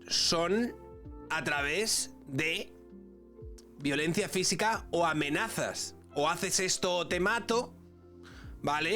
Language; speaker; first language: Spanish; native; Spanish